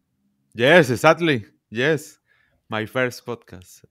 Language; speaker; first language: English; non-native, learner; Spanish